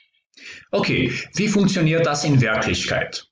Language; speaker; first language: German; non-native, fluent; Croatian